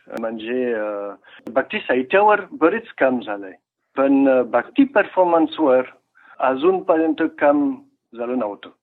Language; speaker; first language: Marathi; non-native, fluent; French